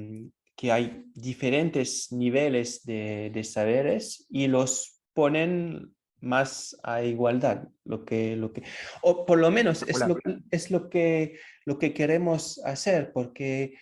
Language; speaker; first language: Spanish; non-native, fluent; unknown